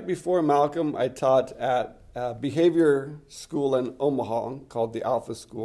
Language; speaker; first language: English; native; English